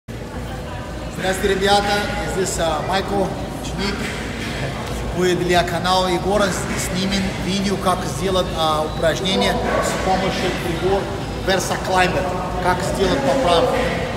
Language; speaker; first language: Russian; non-native, learner; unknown